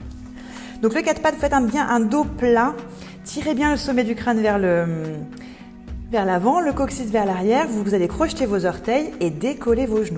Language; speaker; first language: French; native; French